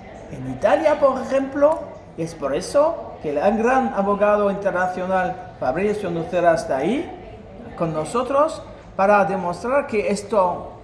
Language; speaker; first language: Spanish; non-native, fluent; French